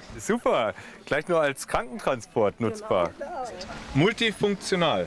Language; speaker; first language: German; native; German